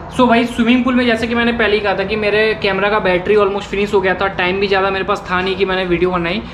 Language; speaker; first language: Hindi; native; Hindi